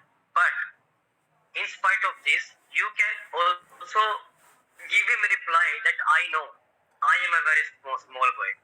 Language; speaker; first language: English; non-native, local second language; Hindi